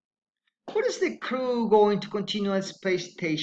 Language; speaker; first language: English; non-native, fluent; Spanish